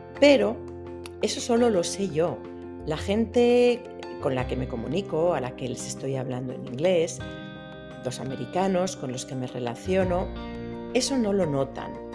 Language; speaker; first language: Spanish; native; Spanish